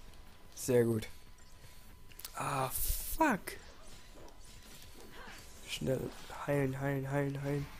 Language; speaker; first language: German; native; German